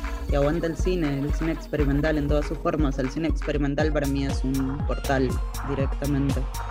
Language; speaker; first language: Spanish; native; Spanish